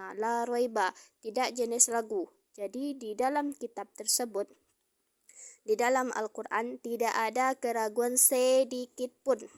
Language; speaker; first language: Malay; non-native, local second language; Minangkabau